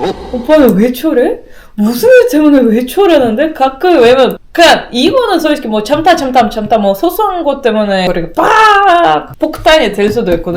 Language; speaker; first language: Korean; non-native, learner; Russian